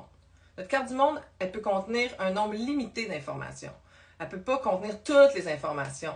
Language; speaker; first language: French; native; French